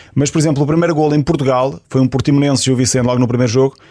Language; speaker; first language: Portuguese; native; Portuguese